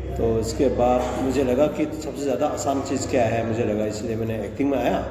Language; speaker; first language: Hindi; non-native, local second language; Manipuri